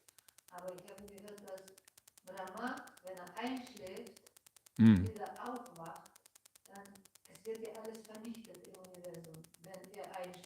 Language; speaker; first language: German; non-native, fluent; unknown